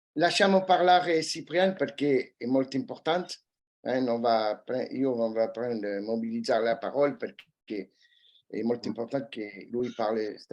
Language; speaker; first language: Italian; early bilingual, heritage; French